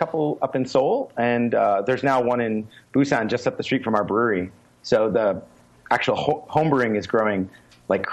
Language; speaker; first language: English; native; English